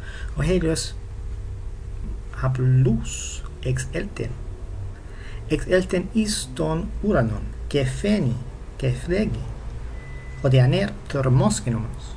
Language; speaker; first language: Greek; non-native, fluent; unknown